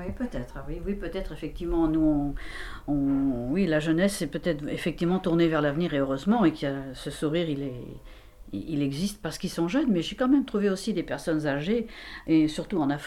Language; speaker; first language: French; native; French